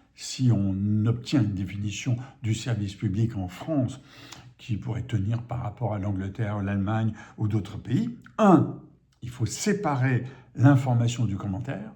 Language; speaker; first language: French; native; French